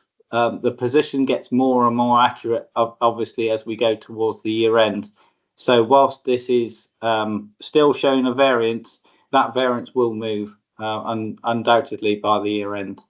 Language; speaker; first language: English; native; English